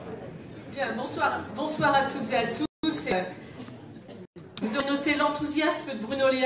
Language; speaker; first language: French; native; French